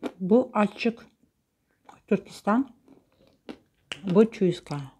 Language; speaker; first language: Turkish; non-native, fluent; Russian